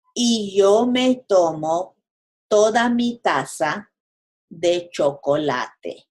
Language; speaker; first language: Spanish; non-native, fluent; English